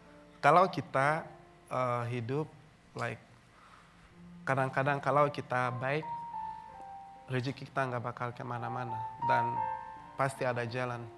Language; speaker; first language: Indonesian; non-native, fluent; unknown